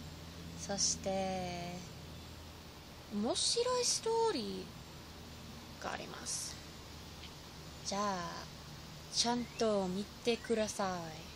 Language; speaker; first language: Japanese; non-native, learner; English